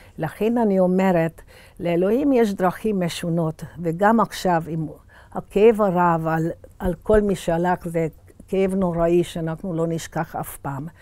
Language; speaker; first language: Hebrew; early bilingual, other home language; Hungarian